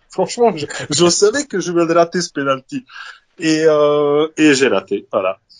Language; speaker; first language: French; non-native, fluent; Serbian